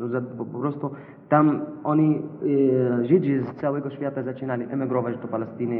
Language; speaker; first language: Polish; non-native, learner; Arabic